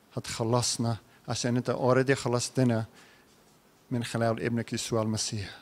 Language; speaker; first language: Arabic; non-native, learner; English